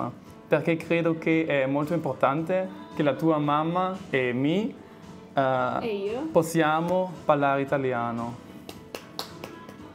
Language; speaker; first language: Italian; non-native, learner; German